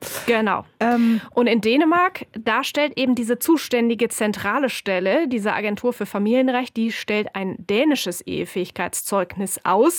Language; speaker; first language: German; native; German